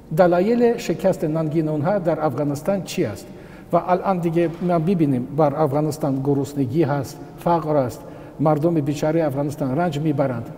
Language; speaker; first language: Persian; non-native, fluent; Russian